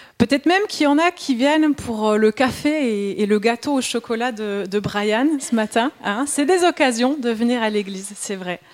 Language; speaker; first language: French; native; French